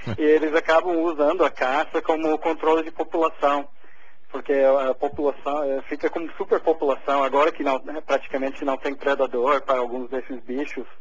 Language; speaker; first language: Portuguese; non-native, fluent; English